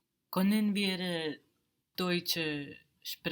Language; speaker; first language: German; non-native, learner; English